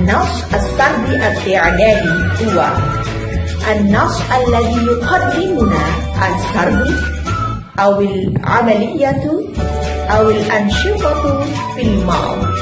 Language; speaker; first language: Arabic; non-native, fluent; Indonesian